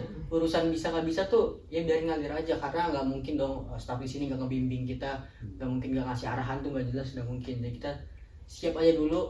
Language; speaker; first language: Indonesian; native; Indonesian